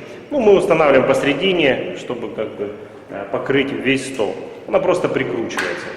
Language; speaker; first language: Russian; native; Russian